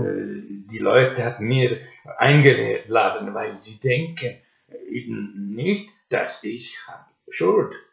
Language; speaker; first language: German; non-native, learner; Finnish